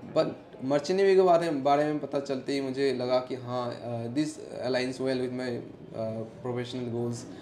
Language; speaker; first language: Hindi; non-native, local second language; Assamese